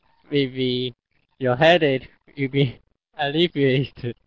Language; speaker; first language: English; non-native, learner; Cantonese